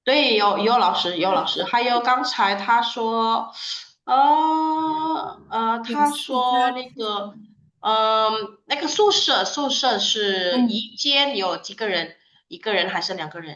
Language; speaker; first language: Chinese; non-native, fluent; Indonesian